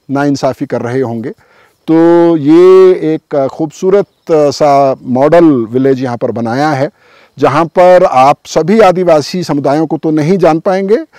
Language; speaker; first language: Hindi; native; Hindi